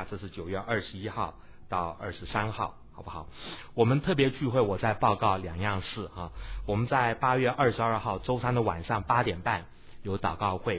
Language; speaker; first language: Chinese; native; Chinese